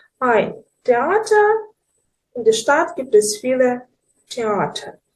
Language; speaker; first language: German; non-native, learner; Ukrainian